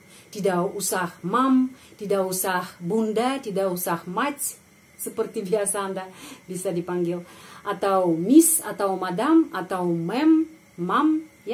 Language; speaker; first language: Indonesian; non-native, fluent; Russian